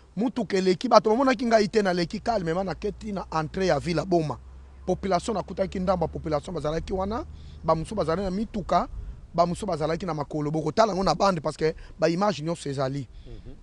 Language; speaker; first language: Lingala; non-native, local second language; Kongo